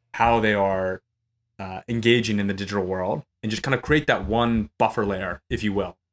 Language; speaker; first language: English; native; English